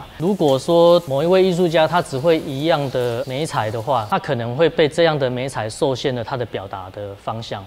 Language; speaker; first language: Chinese; native; Chinese